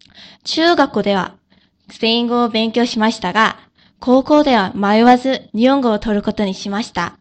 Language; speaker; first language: Japanese; non-native, learner; Korean